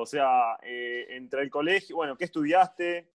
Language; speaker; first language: Spanish; native; Spanish